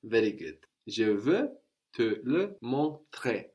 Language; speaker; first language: French; non-native, fluent; English